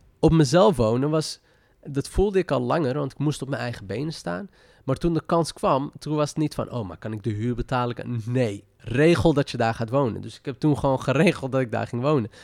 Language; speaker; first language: Dutch; early bilingual, other home language; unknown